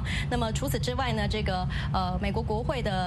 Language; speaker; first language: Chinese; native; Chinese